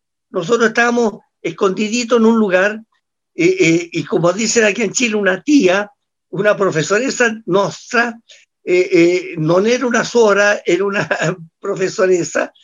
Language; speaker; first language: Spanish; early bilingual, other home language; Italian